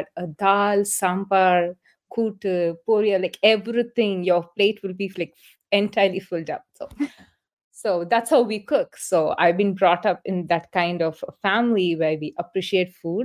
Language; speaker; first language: English; non-native, local second language; Tamil